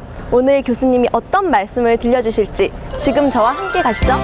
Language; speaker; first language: Korean; native; Korean